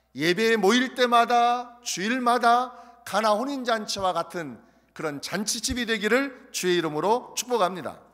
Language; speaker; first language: Korean; native; Korean